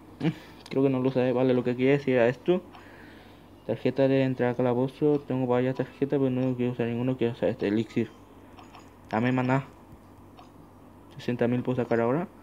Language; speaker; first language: Spanish; native; Spanish